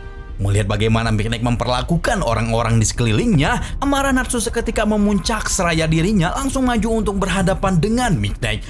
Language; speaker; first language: Indonesian; native; Indonesian